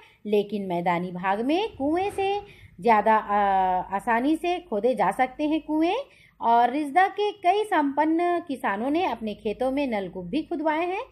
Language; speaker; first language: Hindi; native; Hindi